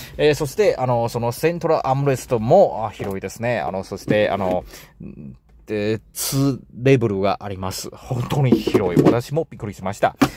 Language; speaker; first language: Japanese; non-native, learner; Chinese